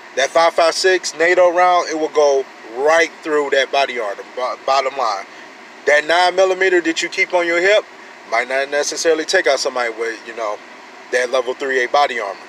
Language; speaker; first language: English; native; English